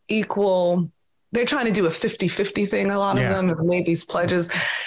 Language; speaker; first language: English; native; English